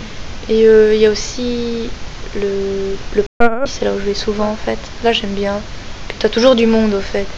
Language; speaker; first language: French; native; French